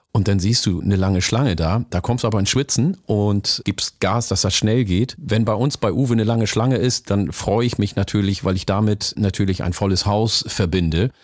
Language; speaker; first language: German; early bilingual, other home language; Oromo